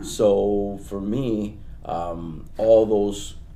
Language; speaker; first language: English; early bilingual, other home language; Spanish